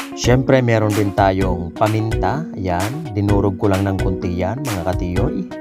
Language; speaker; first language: Filipino; non-native, local second language; Bikol